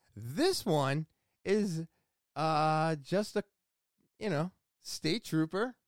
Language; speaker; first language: English; native; English